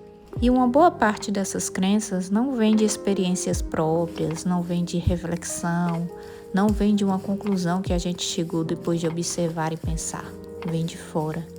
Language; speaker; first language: Portuguese; native; Portuguese